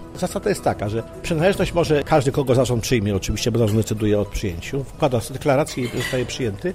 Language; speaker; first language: Polish; native; Polish